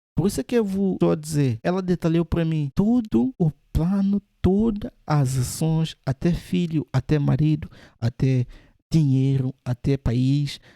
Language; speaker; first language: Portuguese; native; Portuguese